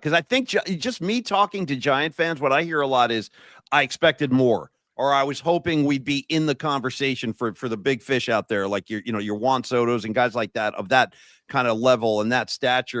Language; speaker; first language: English; native; English